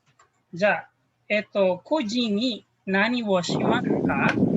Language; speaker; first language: Japanese; non-native, fluent; Filipino